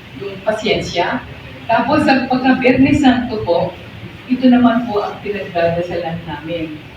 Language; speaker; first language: Filipino; native; Filipino